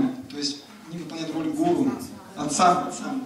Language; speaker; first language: Russian; native; Russian